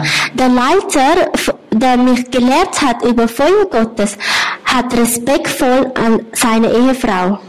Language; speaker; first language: German; non-native, learner; Thai